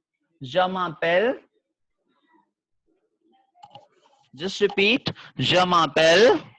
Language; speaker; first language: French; non-native, fluent; Hindi